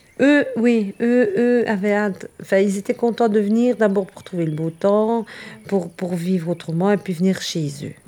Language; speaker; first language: French; early bilingual, other home language; Italian